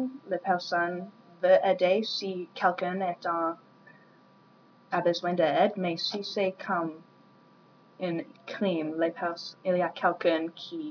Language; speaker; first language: French; non-native, learner; English